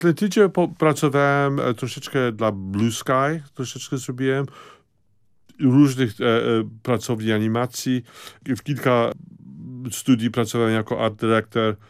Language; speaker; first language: Polish; early bilingual, heritage; Polish